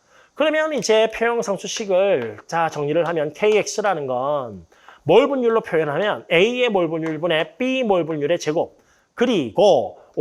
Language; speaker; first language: Korean; native; Korean